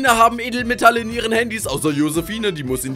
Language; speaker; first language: German; native; German